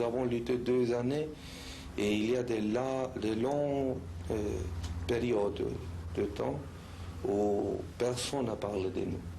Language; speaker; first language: French; non-native, fluent; Spanish